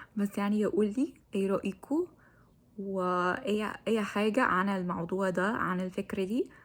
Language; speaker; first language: Egyptian Arabic; non-native, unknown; English